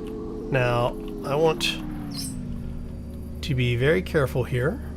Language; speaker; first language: English; native; English